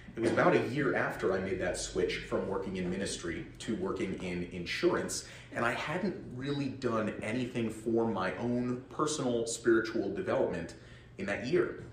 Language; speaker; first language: English; native; English